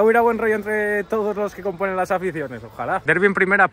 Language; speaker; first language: Spanish; native; Spanish